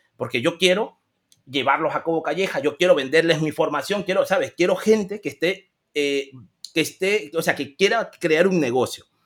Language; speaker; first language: Spanish; native; Spanish